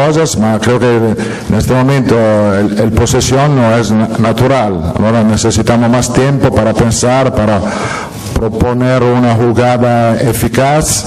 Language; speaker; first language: Spanish; non-native, fluent; Italian